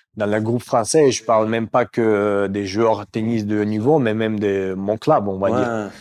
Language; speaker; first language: French; non-native, fluent; Russian